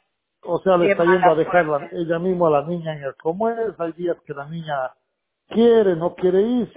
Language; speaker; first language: Spanish; native; Spanish